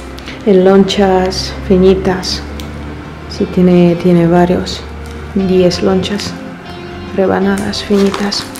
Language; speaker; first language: Spanish; non-native, fluent; Russian